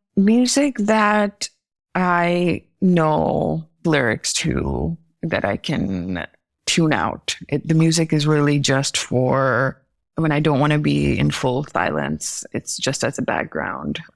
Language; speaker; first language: English; non-native, local second language; Hindi